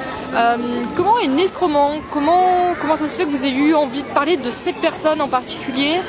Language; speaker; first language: French; native; French